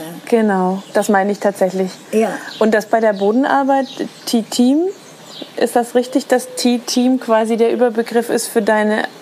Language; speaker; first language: German; native; German